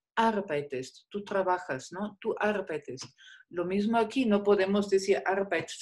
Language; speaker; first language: Spanish; non-native, fluent; German